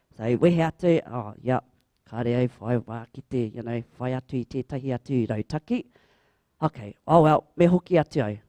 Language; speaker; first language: Māori; non-native, local second language; English